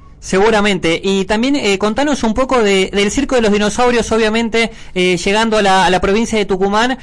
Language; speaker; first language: Spanish; native; Spanish